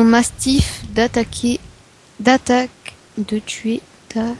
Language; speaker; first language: French; native; French